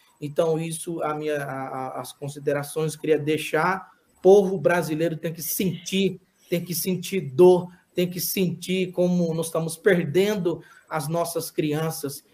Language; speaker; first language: Portuguese; non-native, local second language; Yanomámi